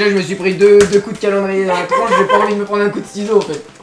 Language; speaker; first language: French; native; French